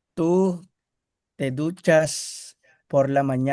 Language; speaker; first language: Spanish; non-native, learner; Filipino